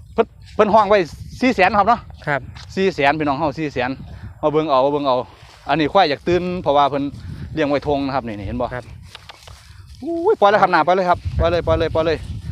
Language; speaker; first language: Thai; non-native, local second language; Northern Khmer